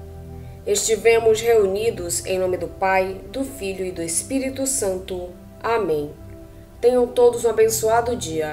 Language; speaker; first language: Portuguese; native; Portuguese